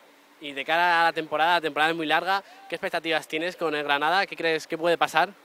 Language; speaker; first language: Spanish; native; Spanish